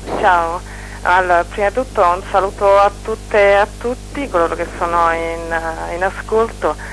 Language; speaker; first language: Italian; native; Italian